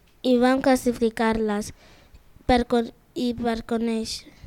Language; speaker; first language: Catalan; non-native, learner; Portuguese